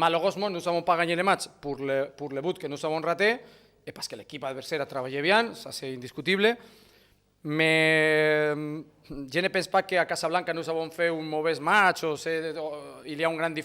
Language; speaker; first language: French; non-native, fluent; Spanish